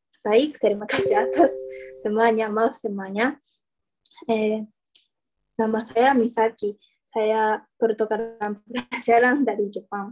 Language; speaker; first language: Indonesian; non-native, learner; Japanese